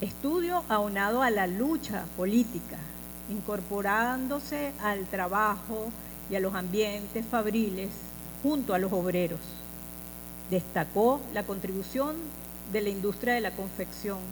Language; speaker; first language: Spanish; native; Spanish